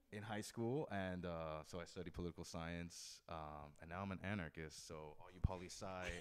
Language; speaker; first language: English; native; English